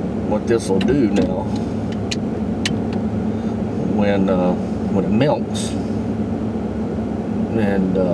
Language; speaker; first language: English; native; English